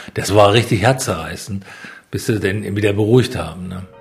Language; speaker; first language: German; native; German